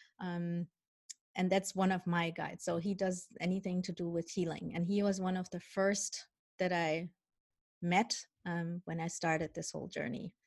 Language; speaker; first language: English; non-native, fluent; Dutch